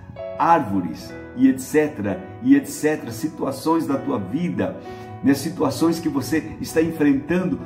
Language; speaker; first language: Portuguese; native; Portuguese